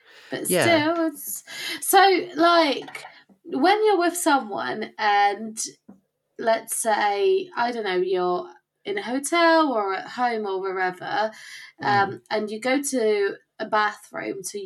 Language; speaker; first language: English; non-native, fluent; Polish